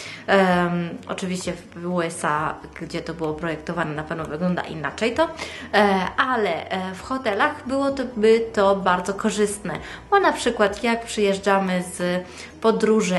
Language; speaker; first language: Polish; non-native, fluent; Italian